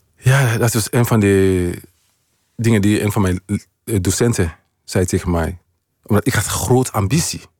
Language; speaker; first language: Dutch; non-native, fluent; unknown